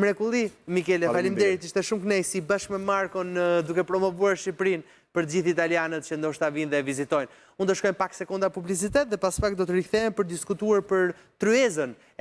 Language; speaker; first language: Albanian; native; Albanian